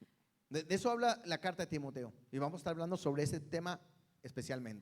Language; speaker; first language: Spanish; native; Spanish